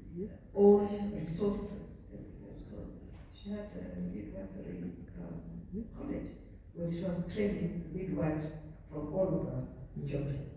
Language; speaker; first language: English; non-native, local second language; Amharic